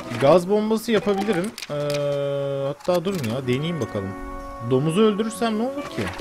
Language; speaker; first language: Turkish; native; Turkish